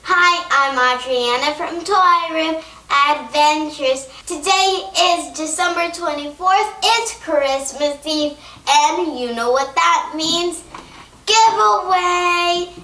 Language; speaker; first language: English; native; English